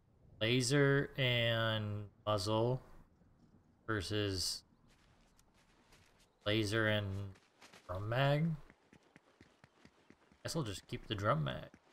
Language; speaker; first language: English; native; English